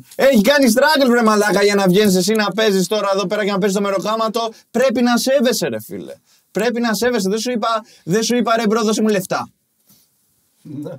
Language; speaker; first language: Greek; early bilingual, other home language; Albanian